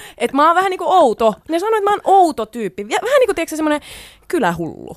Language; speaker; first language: Finnish; early bilingual, other home language; Sinhala